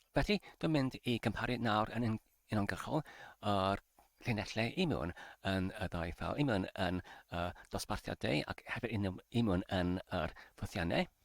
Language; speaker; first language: Welsh; non-native, learner; English